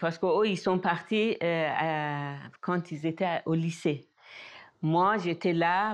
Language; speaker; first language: French; non-native, fluent; Persian